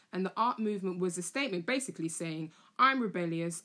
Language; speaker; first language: English; native; English